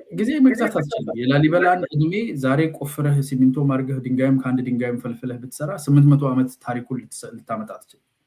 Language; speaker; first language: Amharic; non-native, local second language; Oromo